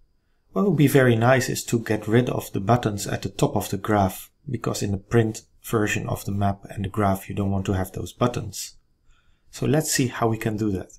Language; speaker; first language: English; non-native, fluent; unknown